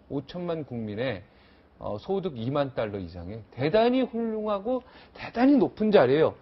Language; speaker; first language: Korean; native; Korean